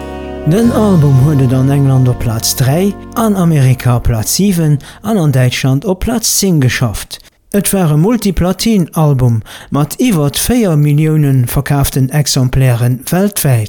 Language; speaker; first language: German; non-native, local second language; Luxembourgish